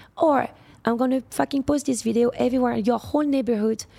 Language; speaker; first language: English; non-native, fluent; French